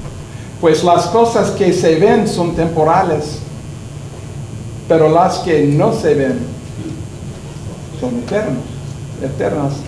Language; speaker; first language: Spanish; non-native, learner; English